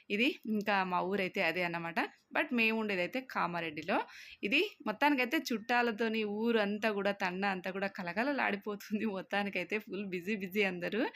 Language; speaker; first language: Telugu; non-native, local second language; Lambadi